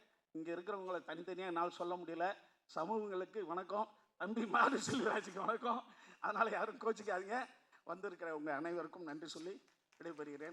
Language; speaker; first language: Tamil; native; Tamil